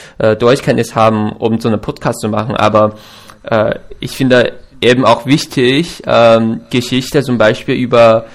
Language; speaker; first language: German; non-native, fluent; Chinese